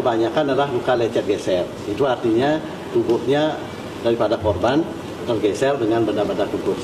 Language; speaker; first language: Indonesian; native; Indonesian